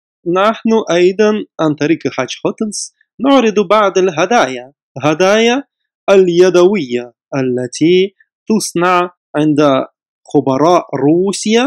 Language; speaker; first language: Arabic; non-native, fluent; Russian